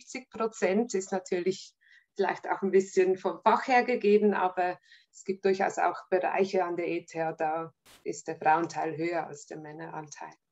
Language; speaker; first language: German; native; German